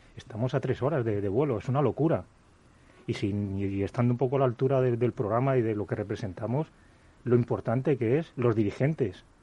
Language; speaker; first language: Spanish; native; Spanish